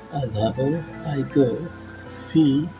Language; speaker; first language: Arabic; non-native, fluent; Urdu